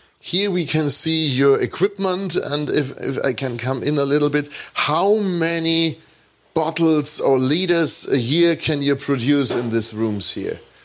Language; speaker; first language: English; non-native, fluent; German